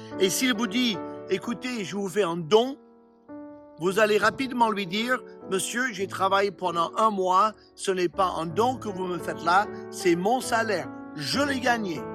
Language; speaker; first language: French; non-native, fluent; English